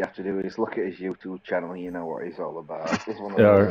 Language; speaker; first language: English; native; English